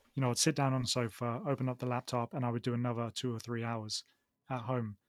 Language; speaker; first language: English; native; English